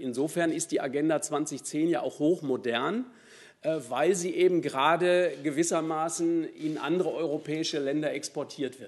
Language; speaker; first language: German; native; German